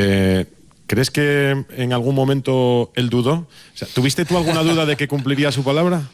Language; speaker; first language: Spanish; native; Spanish